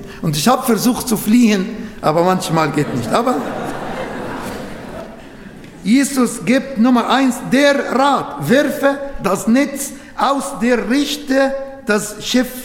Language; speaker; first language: German; non-native, learner; Arabic